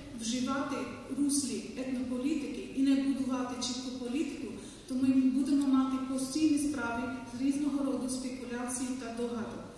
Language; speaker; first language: Ukrainian; non-native, fluent; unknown